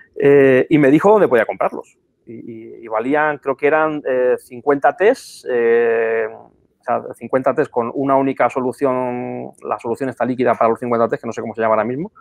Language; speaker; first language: Spanish; native; Spanish